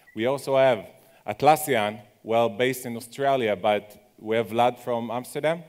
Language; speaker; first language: English; non-native, fluent; Hebrew